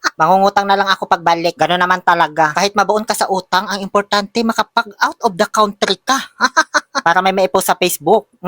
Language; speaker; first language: Filipino; native; Filipino